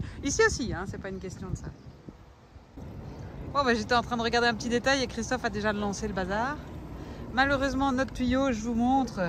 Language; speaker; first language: French; native; French